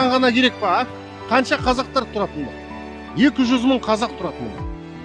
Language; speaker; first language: Kazakh; non-native, local second language; Russian